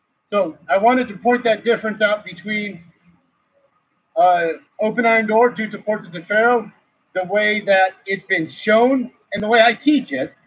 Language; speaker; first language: English; native; English